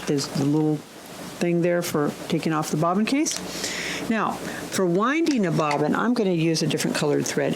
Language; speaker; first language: English; native; English